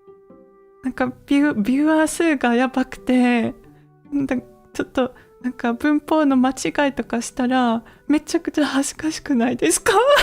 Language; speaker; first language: Japanese; non-native, learner; English